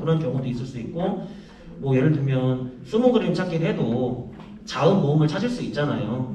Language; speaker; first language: Korean; native; Korean